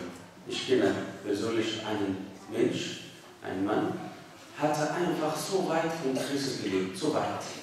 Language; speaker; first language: German; non-native, fluent; Arabic